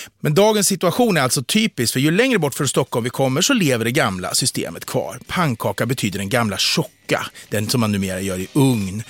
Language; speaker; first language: Swedish; native; Swedish